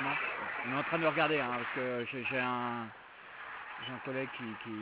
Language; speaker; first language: French; native; French